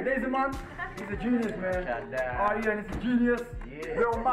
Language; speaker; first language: Dutch; native; Dutch